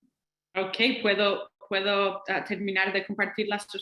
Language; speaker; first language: Spanish; non-native, fluent; English